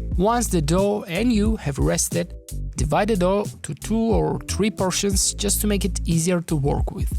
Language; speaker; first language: English; non-native, fluent; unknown